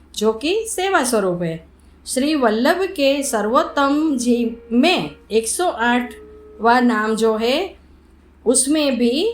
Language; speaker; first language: Hindi; non-native, local second language; Gujarati